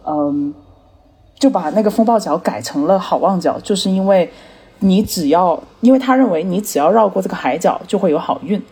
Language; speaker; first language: Chinese; early bilingual, heritage; Chinese